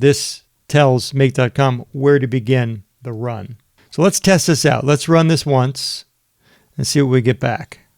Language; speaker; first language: English; native; English